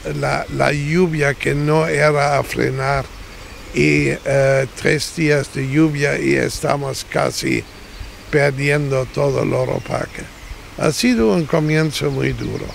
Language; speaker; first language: Spanish; non-native, fluent; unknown